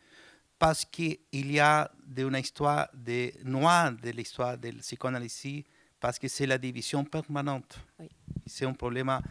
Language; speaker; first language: French; non-native, learner; Spanish